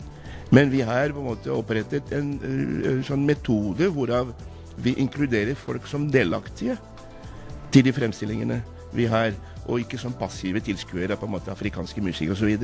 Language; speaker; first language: Norwegian; non-native, fluent; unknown